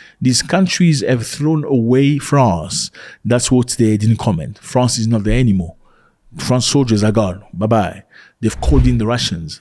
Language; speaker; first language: English; non-native, fluent; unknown